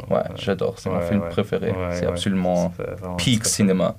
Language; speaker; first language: French; non-native, local second language; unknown